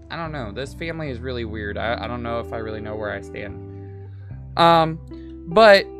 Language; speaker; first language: English; native; English